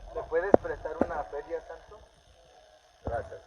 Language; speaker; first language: Spanish; native; Spanish